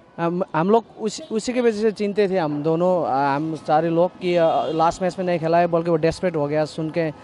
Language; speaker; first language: Hindi; non-native, local second language; Nepali